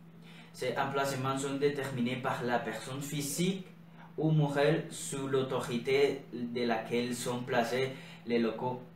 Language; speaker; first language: French; non-native, learner; Spanish